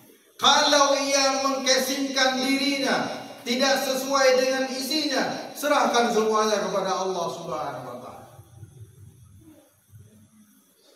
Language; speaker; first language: Indonesian; non-native, local second language; Achinese